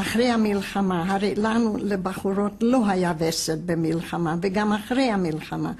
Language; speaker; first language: Hebrew; non-native, fluent; Hungarian